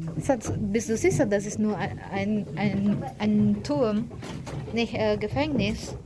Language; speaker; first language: German; non-native, learner; Indonesian